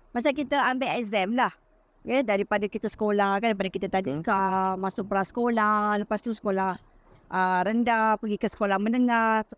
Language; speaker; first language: Malay; native; Malay